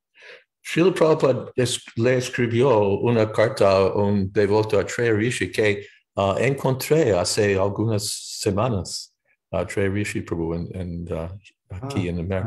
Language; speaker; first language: Spanish; non-native, fluent; English